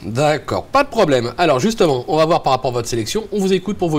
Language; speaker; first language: French; native; French